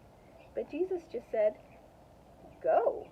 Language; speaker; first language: English; native; English